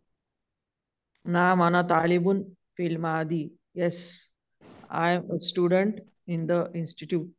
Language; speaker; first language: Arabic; non-native, learner; Urdu